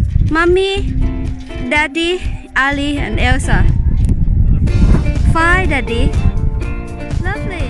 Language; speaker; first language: English; non-native, learner; Thai